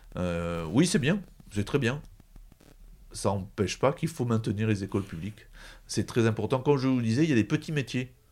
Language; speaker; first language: French; native; French